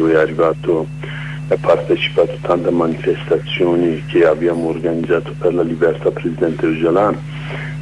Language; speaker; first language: Italian; non-native, fluent; Kurdish